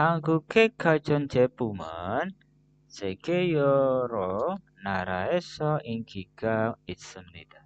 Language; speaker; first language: Korean; non-native, fluent; Indonesian